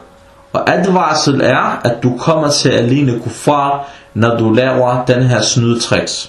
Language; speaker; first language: Danish; non-native, fluent; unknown